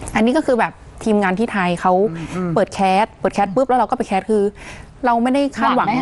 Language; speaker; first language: Thai; native; Thai